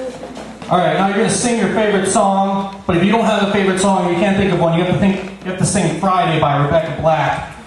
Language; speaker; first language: English; native; English